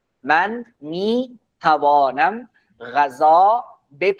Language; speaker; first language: Persian; non-native, fluent; Urdu